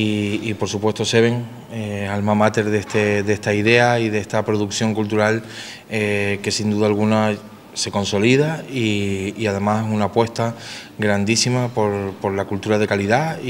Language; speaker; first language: Spanish; native; Spanish